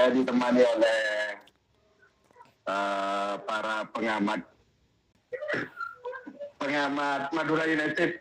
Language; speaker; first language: Indonesian; non-native, local second language; Madurese